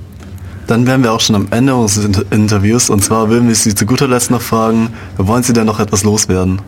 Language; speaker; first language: German; native; German